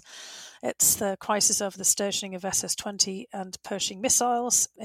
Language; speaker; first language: English; native; English